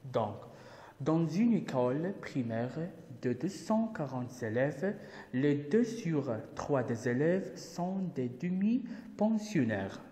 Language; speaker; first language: French; non-native, local second language; Arabic